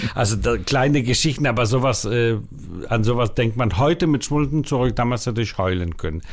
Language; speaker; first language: German; non-native, fluent; Danish